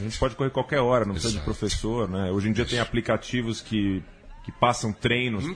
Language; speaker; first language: Portuguese; native; Portuguese